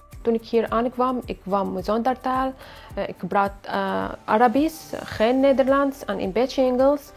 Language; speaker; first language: Dutch; non-native, learner; Arabic